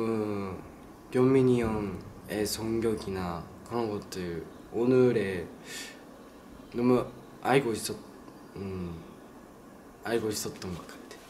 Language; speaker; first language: Korean; non-native, learner; Japanese